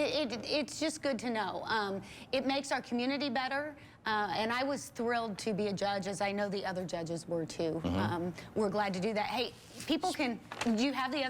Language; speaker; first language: English; native; English